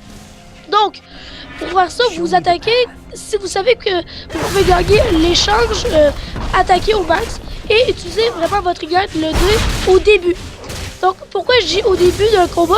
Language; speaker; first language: French; native; French